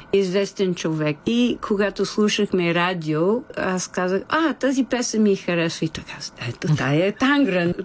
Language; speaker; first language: Bulgarian; non-native, fluent; English